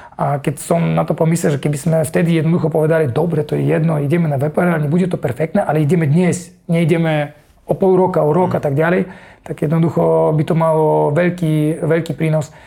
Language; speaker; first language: Slovak; non-native, fluent; Russian